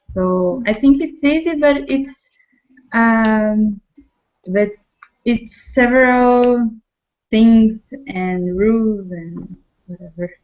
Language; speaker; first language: English; non-native, learner; Portuguese